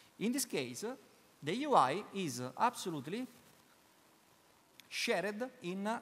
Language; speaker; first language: English; non-native, learner; Italian